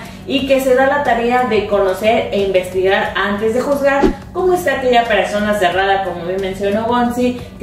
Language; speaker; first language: Spanish; native; Spanish